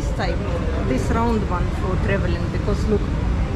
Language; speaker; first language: English; non-native, learner; Russian